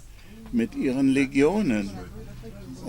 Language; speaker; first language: German; non-native, fluent; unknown